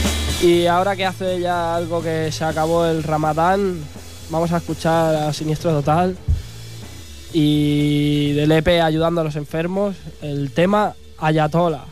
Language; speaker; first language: Spanish; native; Spanish